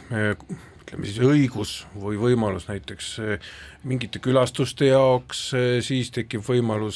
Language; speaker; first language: Estonian; native; Estonian